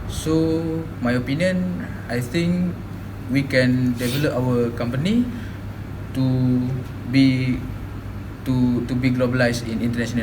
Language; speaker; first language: English; non-native, learner; Malay